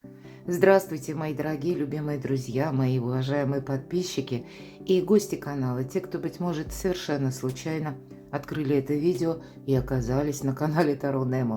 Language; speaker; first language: Russian; native; Russian